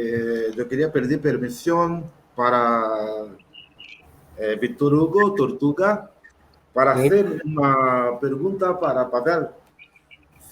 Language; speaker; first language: Spanish; non-native, local second language; Portuguese